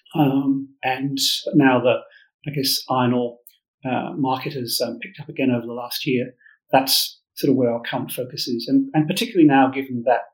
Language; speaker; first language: English; native; English